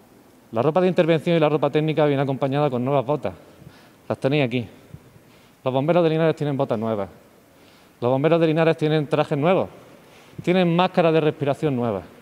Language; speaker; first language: Spanish; native; Spanish